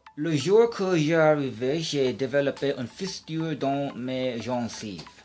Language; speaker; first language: French; non-native, learner; English